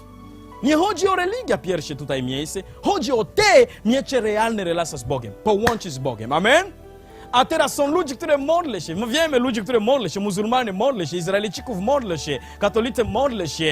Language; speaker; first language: Polish; non-native, learner; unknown